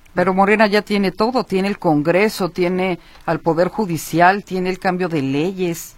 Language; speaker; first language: Spanish; native; Spanish